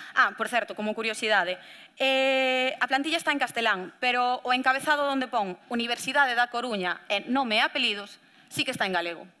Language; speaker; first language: Galician; native; Galician